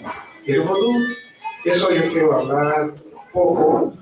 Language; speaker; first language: Spanish; non-native, learner; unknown